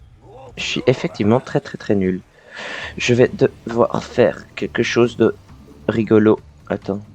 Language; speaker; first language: French; native; French